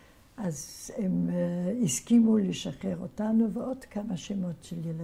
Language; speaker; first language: Hebrew; non-native, fluent; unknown